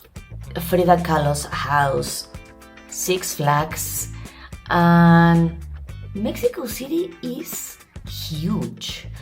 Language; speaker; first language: English; non-native, learner; Spanish